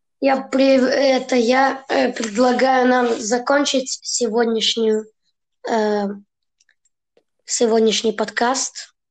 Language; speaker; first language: Russian; early bilingual, heritage; Russian